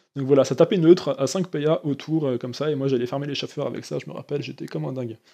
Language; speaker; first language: French; native; French